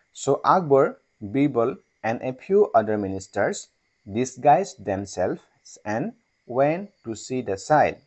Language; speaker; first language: English; non-native, local second language; Assamese